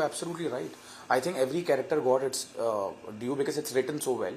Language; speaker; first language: English; non-native, local second language; Hindi